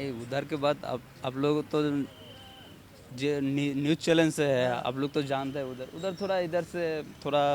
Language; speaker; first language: Hindi; non-native, local second language; Bangla